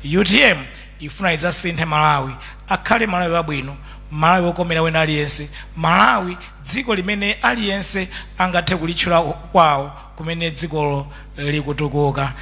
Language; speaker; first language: Nyanja; native; Nyanja